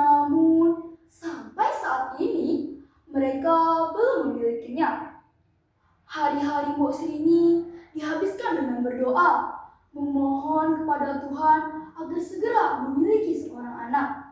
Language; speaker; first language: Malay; non-native, local second language; Balinese